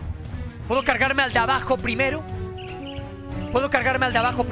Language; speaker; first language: Spanish; native; Spanish